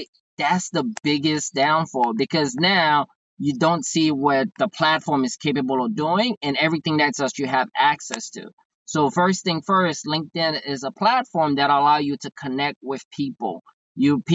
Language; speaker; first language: English; non-native, fluent; Haitian Creole